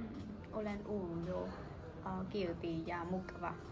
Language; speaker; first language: Finnish; non-native, learner; Vietnamese